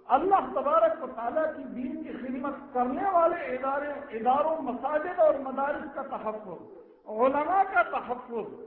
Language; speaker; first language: Urdu; non-native, local second language; Pashto